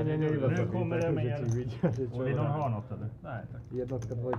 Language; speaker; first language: Swedish; native; Swedish